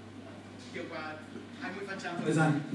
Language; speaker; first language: Vietnamese; non-native, fluent; English